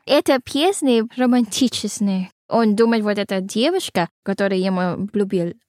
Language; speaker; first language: Russian; non-native, learner; Filipino